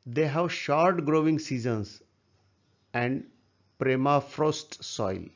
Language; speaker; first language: English; non-native, local second language; Marathi